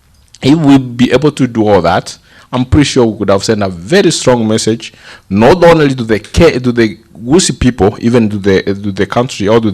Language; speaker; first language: English; non-native, local second language; Gusii